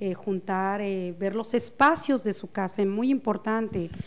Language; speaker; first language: Spanish; native; Spanish